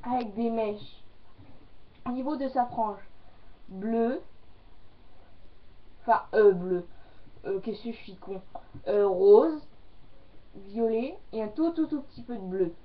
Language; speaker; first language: French; native; French